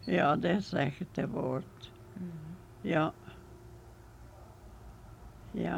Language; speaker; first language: Swedish; early bilingual, heritage; Swedish